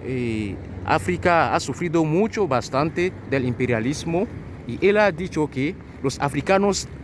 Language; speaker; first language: Spanish; non-native, fluent; French